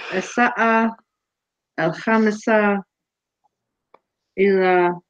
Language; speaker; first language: Arabic; non-native, learner; English